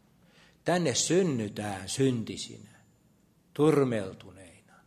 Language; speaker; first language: Finnish; native; Finnish